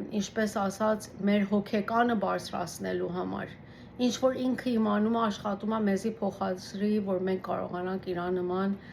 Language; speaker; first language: Armenian; early bilingual, heritage; Armenian